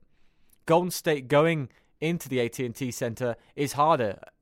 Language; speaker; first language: English; native; English